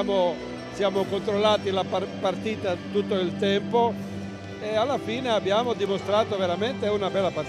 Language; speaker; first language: Italian; non-native, fluent; Croatian